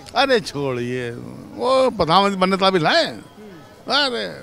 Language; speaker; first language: Hindi; native; Hindi